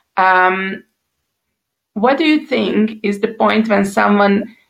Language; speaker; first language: English; non-native, fluent; Hungarian